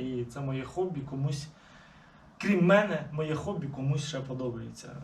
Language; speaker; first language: Ukrainian; non-native, local second language; Russian